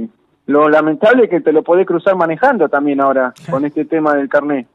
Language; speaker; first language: Spanish; native; Spanish